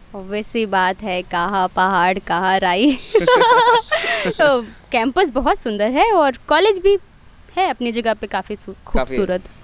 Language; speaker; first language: Hindi; native; Hindi